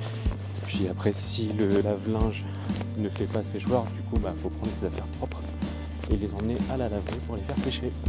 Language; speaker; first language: French; native; French